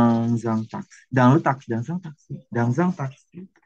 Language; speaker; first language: French; non-native, fluent; Indonesian